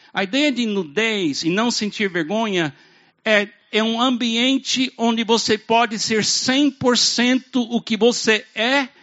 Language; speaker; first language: Portuguese; non-native, fluent; English